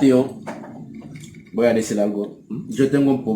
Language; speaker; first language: Spanish; non-native, learner; Haitian Creole